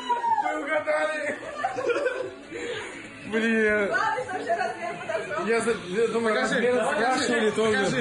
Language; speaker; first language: Russian; non-native, local second language; Tatar